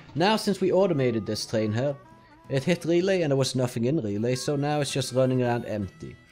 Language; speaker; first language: English; non-native, fluent; Norwegian